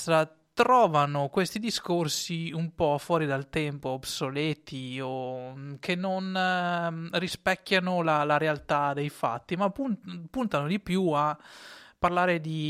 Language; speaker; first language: Italian; native; Italian